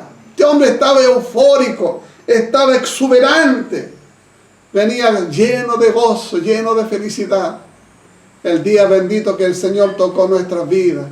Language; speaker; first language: Spanish; native; Spanish